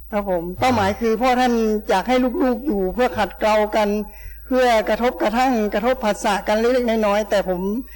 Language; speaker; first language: Thai; native; Thai